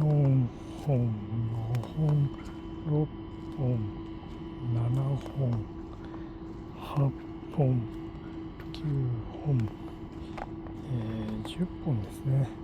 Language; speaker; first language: Japanese; native; Japanese